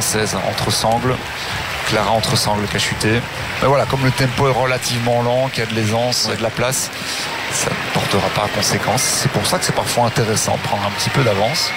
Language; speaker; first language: French; native; French